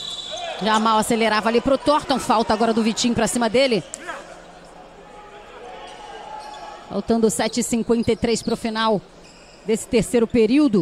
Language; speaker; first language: Portuguese; native; Portuguese